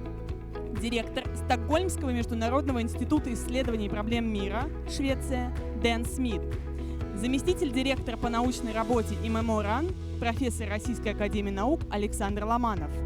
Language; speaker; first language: Russian; native; Russian